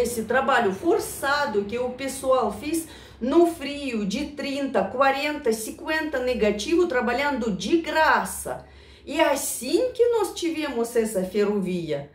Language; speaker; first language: Portuguese; non-native, fluent; Russian